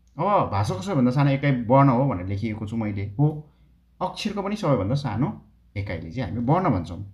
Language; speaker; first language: Nepali; native; Nepali